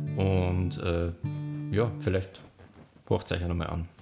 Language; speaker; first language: German; native; German